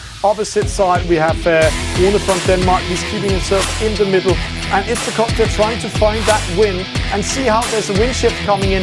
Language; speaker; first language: English; non-native, fluent; Danish